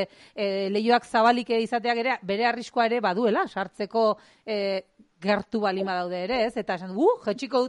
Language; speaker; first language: Basque; native; Basque